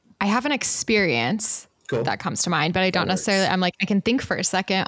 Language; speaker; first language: English; native; English